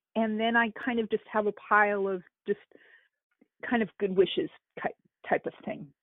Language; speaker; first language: English; native; English